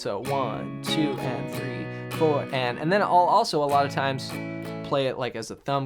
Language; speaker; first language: English; native; English